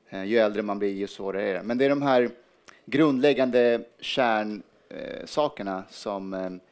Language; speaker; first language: Swedish; early bilingual, other home language; Persian